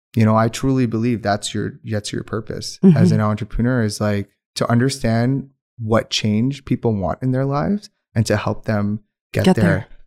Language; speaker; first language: English; non-native, local second language; Urdu